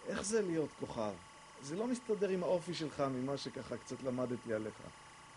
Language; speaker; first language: Hebrew; native; Hebrew